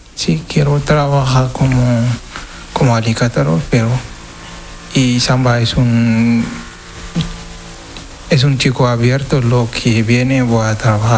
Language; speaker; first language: Spanish; non-native, learner; Wolof